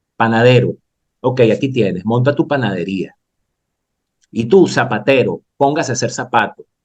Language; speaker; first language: Spanish; native; Spanish